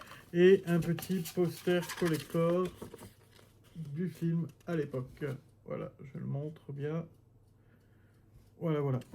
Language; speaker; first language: French; native; French